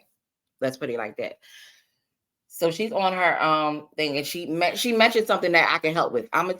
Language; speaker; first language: English; native; English